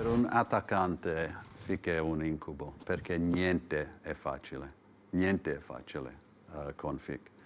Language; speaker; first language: Italian; non-native, learner; English